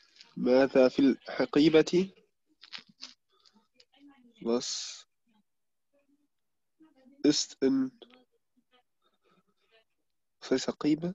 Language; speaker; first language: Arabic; non-native, learner; German